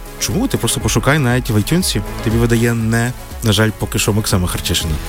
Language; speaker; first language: Ukrainian; native; Ukrainian